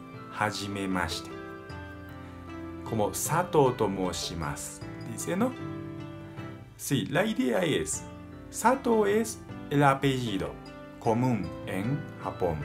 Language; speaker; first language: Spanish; non-native, learner; Japanese